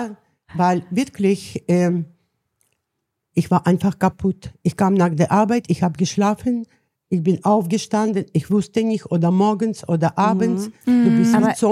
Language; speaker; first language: German; non-native, learner; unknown